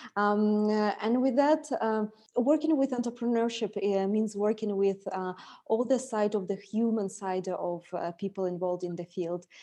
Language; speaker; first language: English; non-native, fluent; Russian